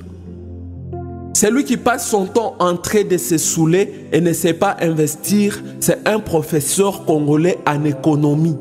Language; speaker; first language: French; non-native, local second language; Swahili